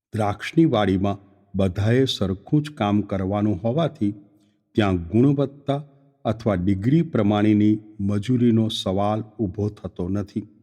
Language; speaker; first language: Gujarati; native; Gujarati